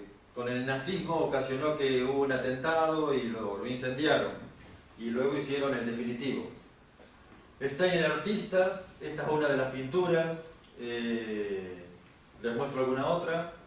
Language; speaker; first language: Spanish; native; Spanish